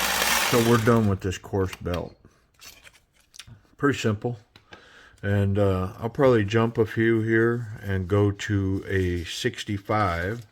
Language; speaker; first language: English; native; English